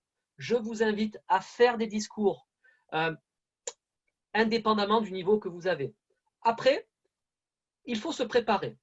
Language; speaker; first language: French; native; French